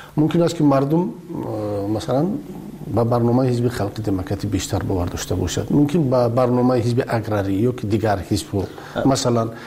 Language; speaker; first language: Persian; native; Persian